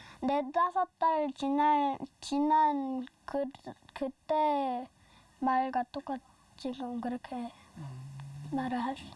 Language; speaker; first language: Korean; non-native, learner; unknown